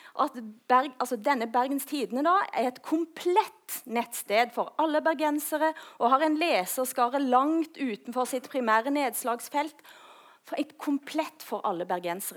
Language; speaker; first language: Norwegian; native; Norwegian